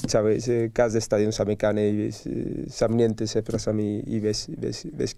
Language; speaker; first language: Polish; non-native, learner; Spanish